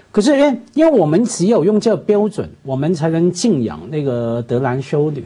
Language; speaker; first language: Chinese; non-native, local second language; Cantonese